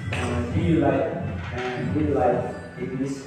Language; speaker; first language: English; non-native, learner; Indonesian